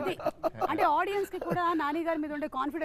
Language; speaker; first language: Telugu; native; Telugu